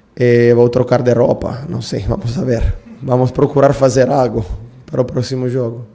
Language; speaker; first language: Portuguese; non-native, fluent; Italian